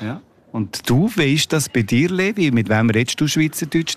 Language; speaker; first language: German; native; German